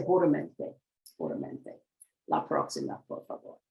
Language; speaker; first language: Spanish; non-native, learner; English